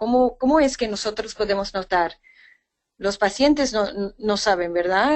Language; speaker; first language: Spanish; non-native, fluent; English